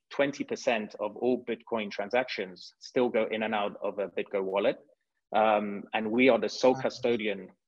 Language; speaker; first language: English; non-native, fluent; French